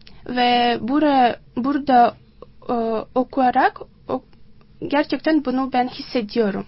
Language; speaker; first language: Turkish; non-native, learner; Tajik